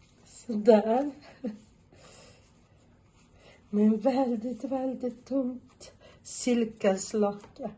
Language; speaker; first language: Swedish; non-native, fluent; Portuguese